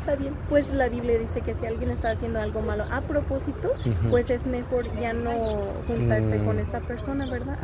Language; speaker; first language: Spanish; non-native, fluent; English